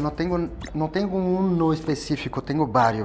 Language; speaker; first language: Spanish; non-native, fluent; Portuguese